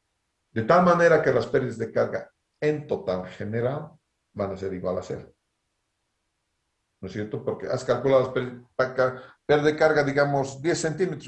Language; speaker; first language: Spanish; native; Spanish